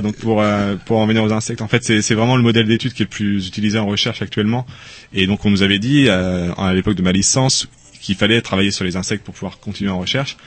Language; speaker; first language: French; native; French